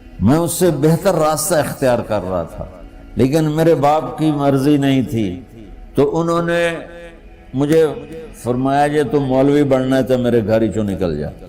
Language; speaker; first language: Urdu; non-native, local second language; Punjabi